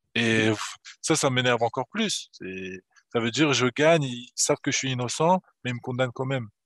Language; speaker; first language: French; early bilingual, other home language; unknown